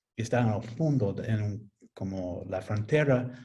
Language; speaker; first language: Spanish; non-native, fluent; English